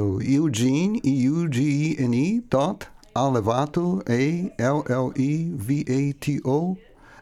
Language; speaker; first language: English; non-native, fluent; Portuguese